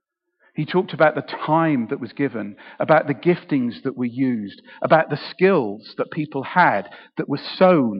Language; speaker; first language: English; native; English